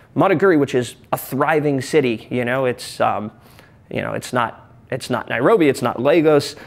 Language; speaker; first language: English; native; English